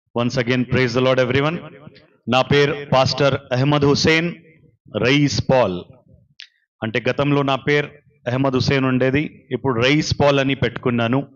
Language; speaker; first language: Telugu; non-native, local second language; Urdu